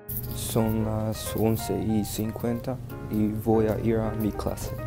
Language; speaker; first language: Spanish; non-native, learner; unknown